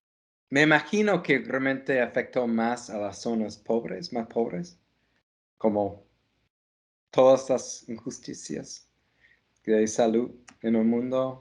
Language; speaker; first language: Spanish; non-native, fluent; English